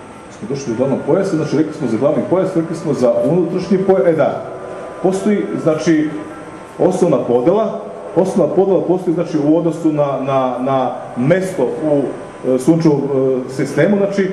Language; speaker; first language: Serbian; native; Serbian